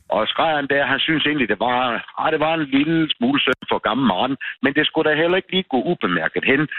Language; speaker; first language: Danish; native; Danish